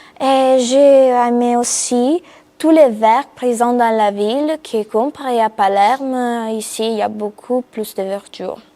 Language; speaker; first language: French; non-native, fluent; Italian